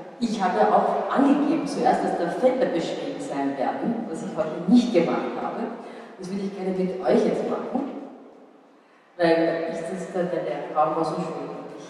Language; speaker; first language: German; non-native, fluent; Japanese